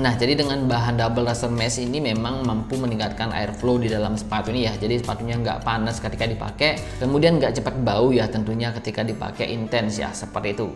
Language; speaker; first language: Indonesian; native; Indonesian